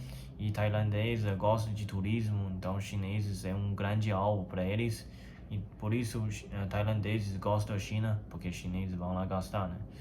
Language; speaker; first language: Portuguese; non-native, fluent; Chinese